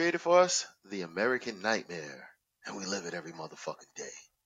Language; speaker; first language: English; native; English